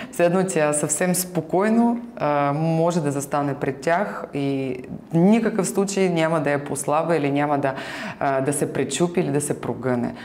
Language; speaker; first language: Bulgarian; non-native, fluent; Ukrainian